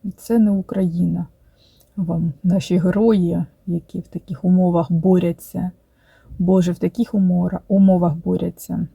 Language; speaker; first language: Ukrainian; non-native, local second language; Russian